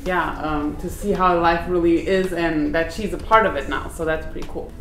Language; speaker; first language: English; native; English